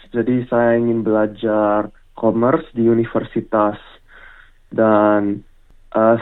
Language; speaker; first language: Indonesian; early bilingual, heritage; English